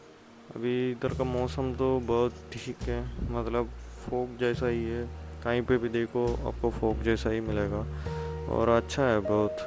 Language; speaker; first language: Hindi; non-native, local second language; Malayalam